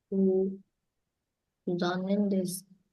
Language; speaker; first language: Japanese; non-native, learner; Indonesian